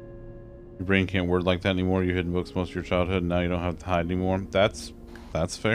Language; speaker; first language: English; native; English